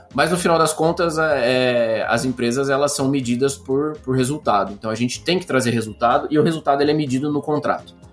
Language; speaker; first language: Portuguese; native; Portuguese